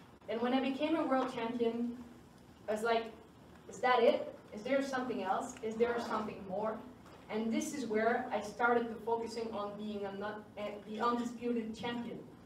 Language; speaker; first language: English; non-native, fluent; French